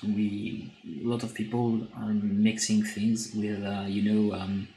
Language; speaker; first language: English; non-native, fluent; French